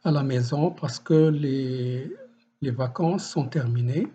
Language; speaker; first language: French; non-native, local second language; Arabic